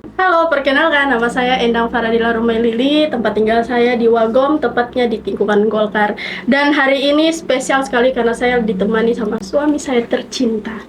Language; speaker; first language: Indonesian; native; Indonesian